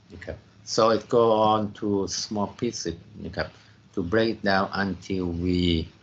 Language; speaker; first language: English; non-native, fluent; Thai